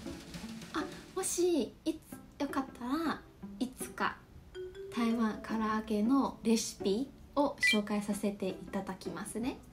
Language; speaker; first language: Japanese; non-native, fluent; Chinese